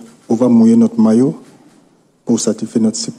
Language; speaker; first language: French; non-native, local second language; Lingala